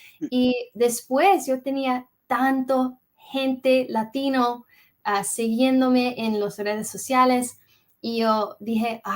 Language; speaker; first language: Spanish; early bilingual, heritage; English